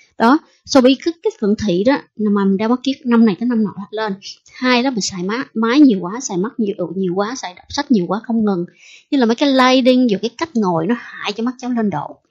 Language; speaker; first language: Vietnamese; early bilingual, heritage; Vietnamese